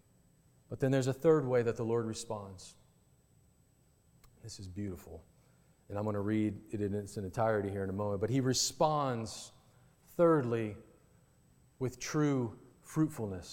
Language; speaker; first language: English; native; English